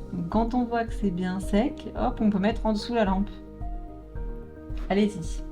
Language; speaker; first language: French; native; French